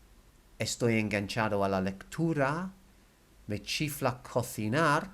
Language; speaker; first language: Spanish; non-native, fluent; English